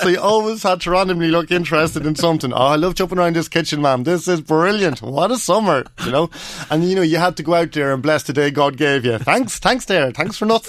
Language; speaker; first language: English; native; English